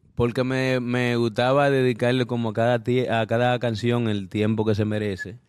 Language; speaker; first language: Spanish; native; Spanish